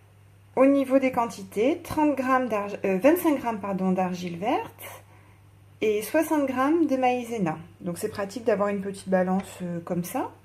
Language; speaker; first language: French; native; French